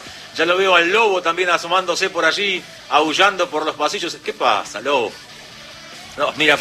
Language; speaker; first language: Spanish; native; Spanish